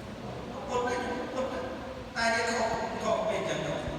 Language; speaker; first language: Khmer; native; Khmer